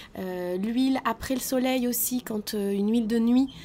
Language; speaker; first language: French; native; French